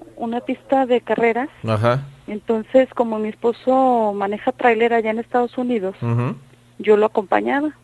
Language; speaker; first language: Spanish; native; Spanish